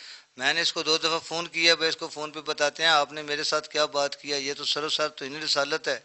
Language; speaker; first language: Urdu; native; Urdu